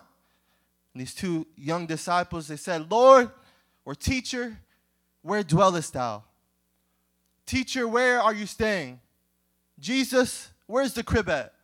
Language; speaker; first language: English; native; English